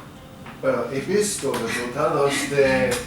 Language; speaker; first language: Spanish; non-native, fluent; English